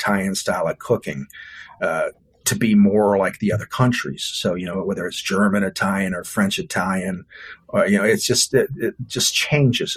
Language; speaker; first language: English; native; English